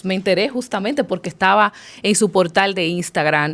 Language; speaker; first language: Spanish; native; Spanish